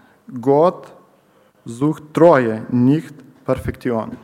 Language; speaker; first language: German; non-native, learner; Ukrainian